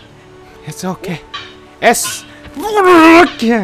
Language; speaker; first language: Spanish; non-native, learner; English